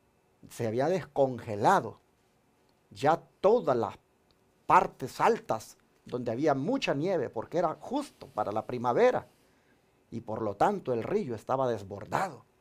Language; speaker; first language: Spanish; native; Spanish